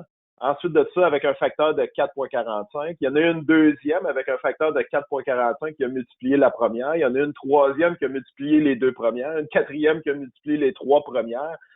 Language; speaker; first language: French; native; French